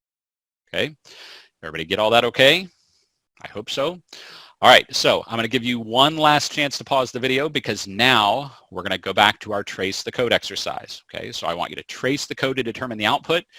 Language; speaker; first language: English; native; English